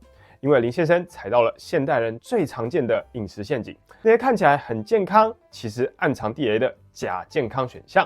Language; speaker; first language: Chinese; native; Chinese